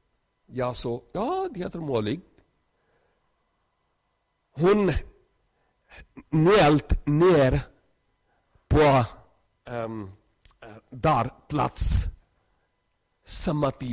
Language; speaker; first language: Swedish; non-native, learner; Urdu